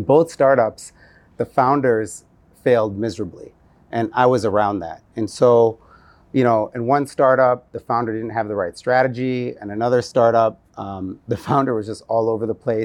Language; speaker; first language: English; native; English